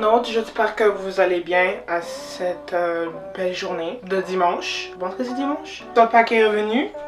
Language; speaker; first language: French; native; French